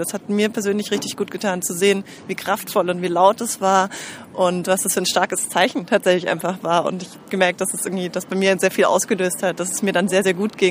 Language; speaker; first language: German; native; German